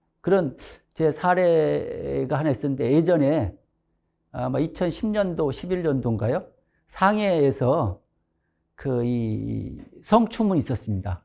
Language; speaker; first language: Korean; native; Korean